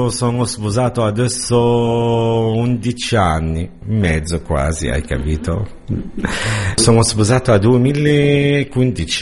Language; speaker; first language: Italian; non-native, learner; Arabic